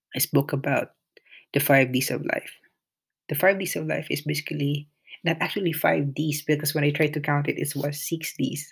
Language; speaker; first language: English; non-native, local second language; Filipino